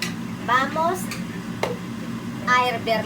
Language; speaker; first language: Spanish; non-native, learner; Filipino